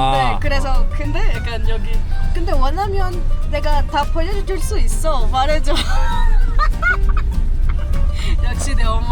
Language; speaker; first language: Korean; non-native, fluent; Spanish